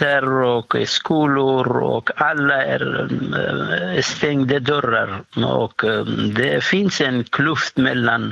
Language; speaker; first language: Swedish; non-native, fluent; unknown